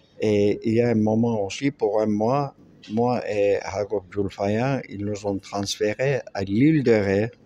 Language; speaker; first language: French; non-native, local second language; Armenian